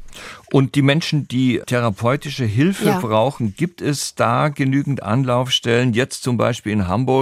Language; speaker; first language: German; native; German